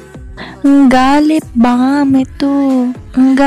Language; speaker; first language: Indonesian; non-native, learner; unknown